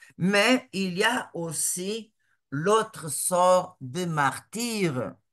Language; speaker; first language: French; non-native, fluent; Portuguese